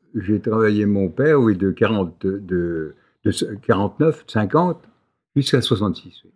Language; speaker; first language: French; native; French